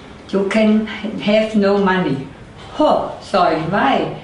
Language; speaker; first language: English; non-native, learner; German